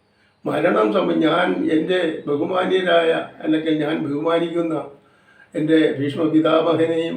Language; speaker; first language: Malayalam; native; Malayalam